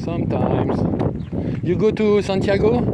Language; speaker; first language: English; non-native, learner; French